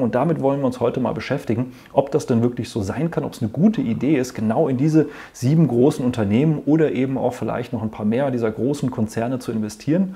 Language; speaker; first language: German; native; German